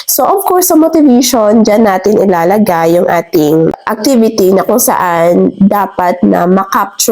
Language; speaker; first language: Filipino; native; Filipino